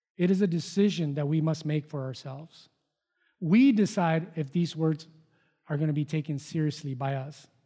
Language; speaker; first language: English; non-native, fluent; Spanish